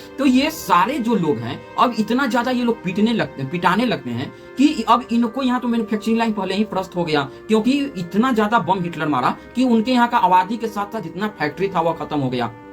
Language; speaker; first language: Hindi; native; Hindi